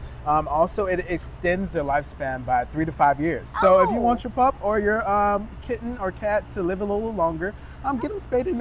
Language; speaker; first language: English; native; English